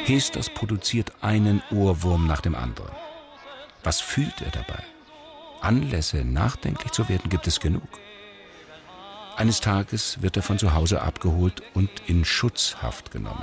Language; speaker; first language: German; native; German